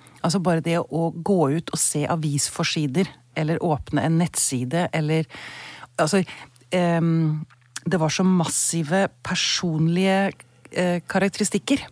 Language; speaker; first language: Norwegian; native; Norwegian